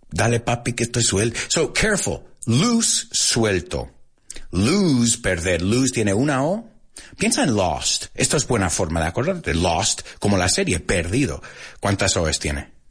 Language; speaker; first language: Spanish; early bilingual, heritage; Spanish